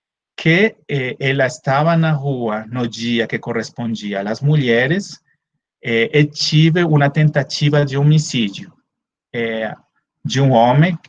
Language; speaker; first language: Portuguese; non-native, fluent; Spanish